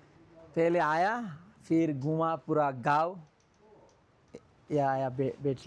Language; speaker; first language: Hindi; non-native, learner; Bangla